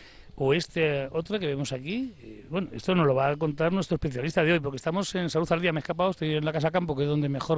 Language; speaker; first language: Spanish; native; Spanish